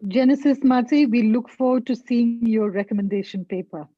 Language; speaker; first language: English; non-native, local second language; Nepali